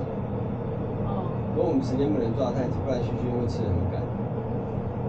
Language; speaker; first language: Chinese; native; Chinese